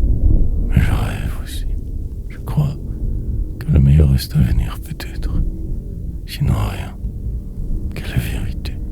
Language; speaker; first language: French; native; French